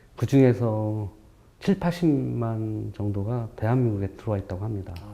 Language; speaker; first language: Korean; native; Korean